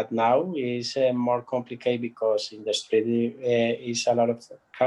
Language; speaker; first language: English; non-native, learner; Spanish